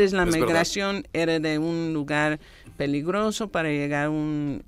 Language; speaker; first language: Spanish; non-native, fluent; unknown